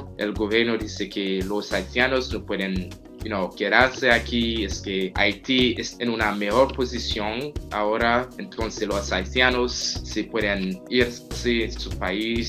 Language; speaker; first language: Spanish; non-native, fluent; Haitian Creole